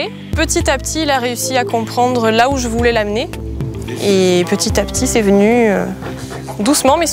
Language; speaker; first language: French; native; French